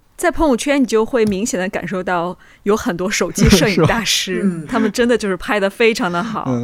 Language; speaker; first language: Chinese; native; Chinese